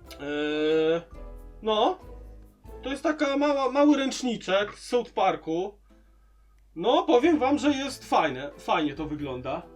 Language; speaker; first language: Polish; native; Polish